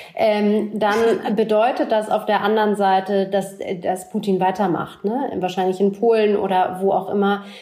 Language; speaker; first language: German; native; German